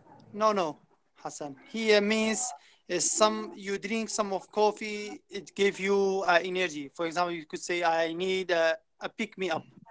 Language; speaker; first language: English; non-native, fluent; Kurdish